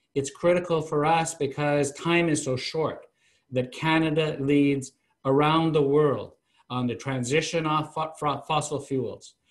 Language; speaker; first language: English; native; English